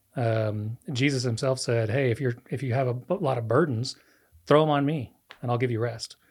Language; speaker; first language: English; non-native, fluent; Spanish